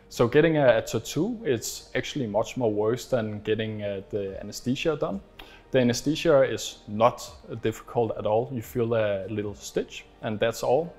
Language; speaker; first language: English; non-native, fluent; Danish